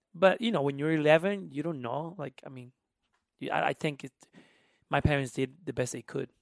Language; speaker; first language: English; early bilingual, other home language; Spanish